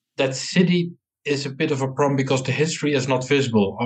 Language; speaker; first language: English; non-native, fluent; Dutch